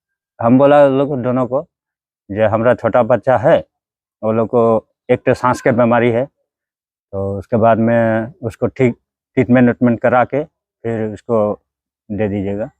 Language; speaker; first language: Hindi; non-native, local second language; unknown